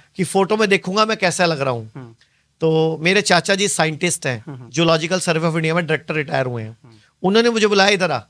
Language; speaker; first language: Hindi; native; Hindi